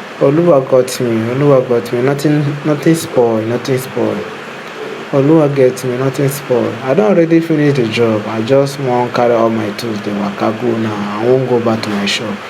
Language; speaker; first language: Nigerian Pidgin; native; Nigerian Pidgin